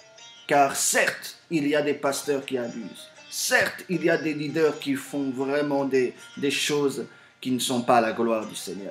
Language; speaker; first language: French; native; French